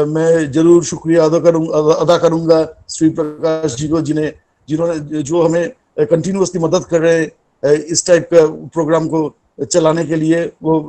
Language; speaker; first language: Hindi; non-native, local second language; Bangla